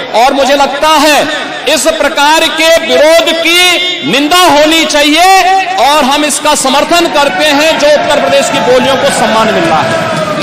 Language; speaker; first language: Hindi; native; Hindi